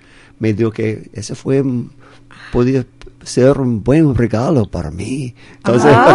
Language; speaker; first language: Spanish; non-native, fluent; English